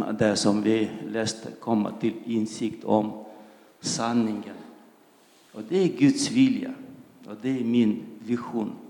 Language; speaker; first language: Swedish; non-native, fluent; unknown